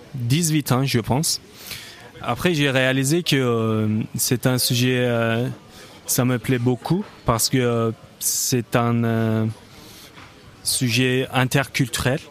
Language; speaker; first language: French; non-native, fluent; Turkish